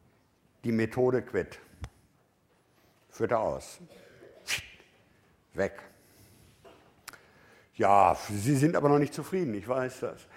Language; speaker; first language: German; native; German